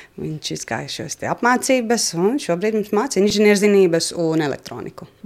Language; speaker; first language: Latvian; native; Latvian